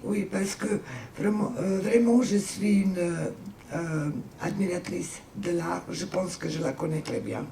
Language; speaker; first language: French; non-native, fluent; Serbian